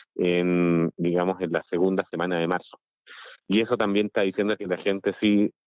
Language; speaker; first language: Spanish; native; Spanish